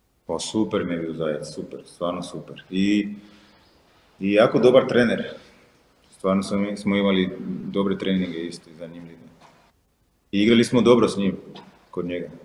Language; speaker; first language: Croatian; non-native, fluent; Portuguese